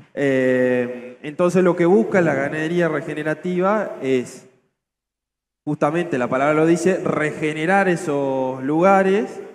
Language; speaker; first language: Spanish; native; Spanish